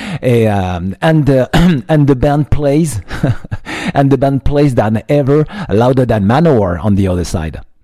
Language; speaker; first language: English; non-native, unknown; French